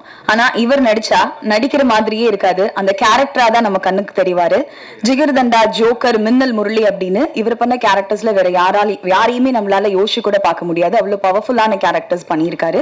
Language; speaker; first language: Tamil; native; Tamil